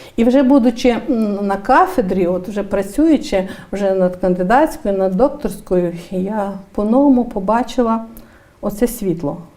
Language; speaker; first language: Ukrainian; native; Ukrainian